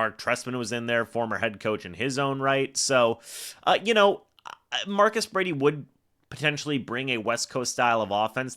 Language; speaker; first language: English; native; English